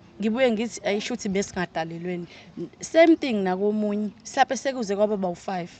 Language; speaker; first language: Zulu; native; Zulu